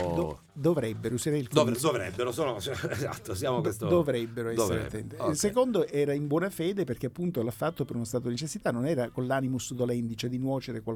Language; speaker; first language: Italian; native; Italian